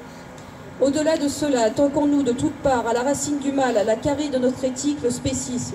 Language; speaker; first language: French; native; French